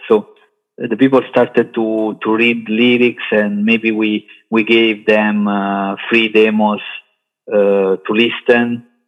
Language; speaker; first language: English; non-native, learner; Italian